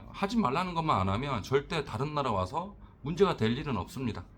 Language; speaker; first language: Korean; native; Korean